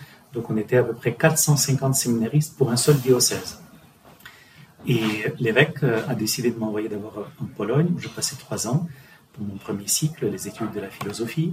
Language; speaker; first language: French; non-native, fluent; Ukrainian